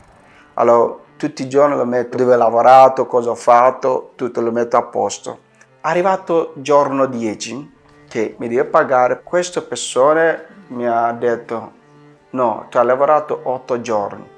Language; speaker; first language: Italian; non-native, fluent; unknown